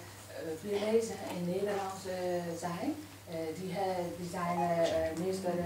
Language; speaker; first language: Dutch; non-native, learner; Burmese